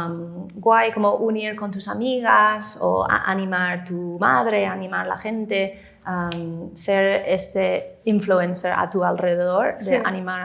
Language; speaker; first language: Spanish; non-native, fluent; English